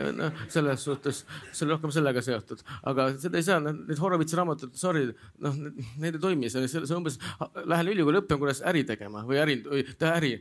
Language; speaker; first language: Estonian; non-native, local second language; Russian